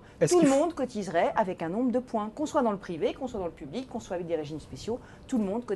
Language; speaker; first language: French; native; French